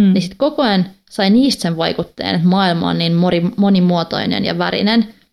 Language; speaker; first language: Finnish; non-native, local second language; Swedish